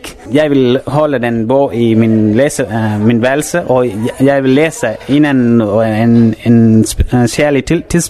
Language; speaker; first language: Danish; non-native, fluent; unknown